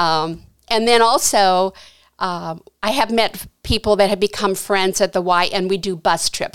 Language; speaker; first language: English; native; English